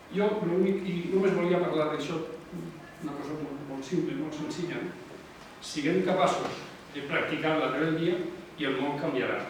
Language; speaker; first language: Catalan; non-native, local second language; Spanish